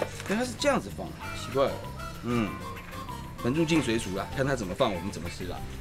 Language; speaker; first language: Chinese; native; Chinese